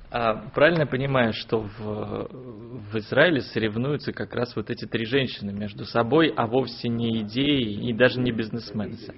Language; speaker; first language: Russian; native; Russian